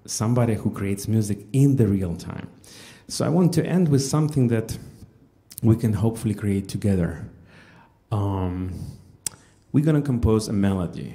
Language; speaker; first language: English; non-native, fluent; Russian